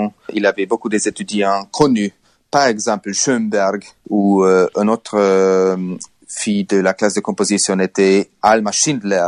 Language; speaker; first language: French; non-native, learner; Hungarian